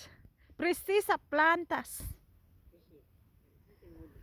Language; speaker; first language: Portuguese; non-native, learner; Filipino